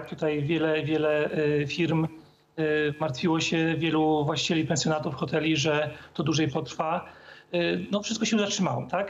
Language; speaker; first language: Polish; native; Polish